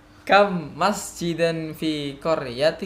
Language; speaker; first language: Arabic; non-native, learner; Indonesian